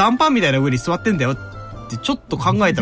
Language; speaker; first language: Japanese; native; Japanese